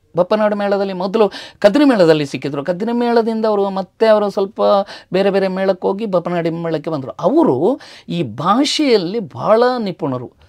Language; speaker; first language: Kannada; non-native, local second language; Tulu